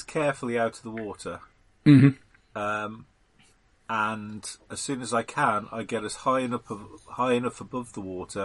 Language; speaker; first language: English; native; English